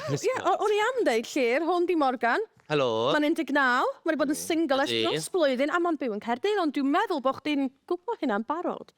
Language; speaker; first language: Welsh; native; Welsh